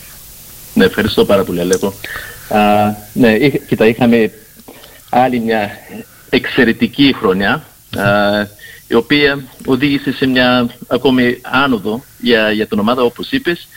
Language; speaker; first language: Greek; early bilingual, heritage; Greek